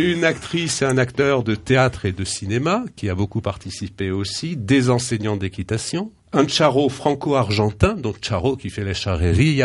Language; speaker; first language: French; native; French